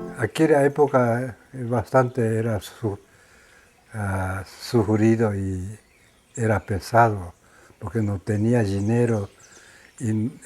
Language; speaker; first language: Spanish; non-native, learner; Japanese